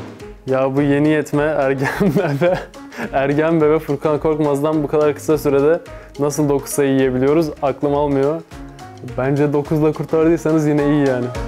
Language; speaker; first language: Turkish; native; Turkish